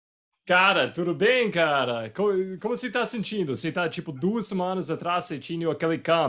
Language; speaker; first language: Portuguese; non-native, fluent; English